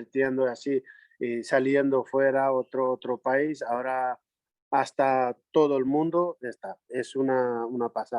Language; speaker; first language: Spanish; non-native, learner; Nepali